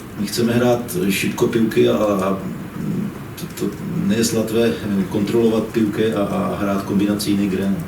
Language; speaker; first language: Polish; non-native, learner; Czech